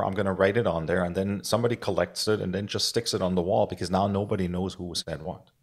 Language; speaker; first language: English; non-native, fluent; German